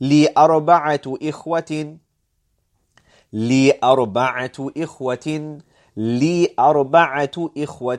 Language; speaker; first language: Arabic; non-native, fluent; English